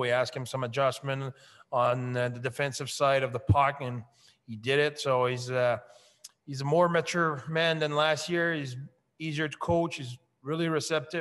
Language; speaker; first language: English; non-native, fluent; French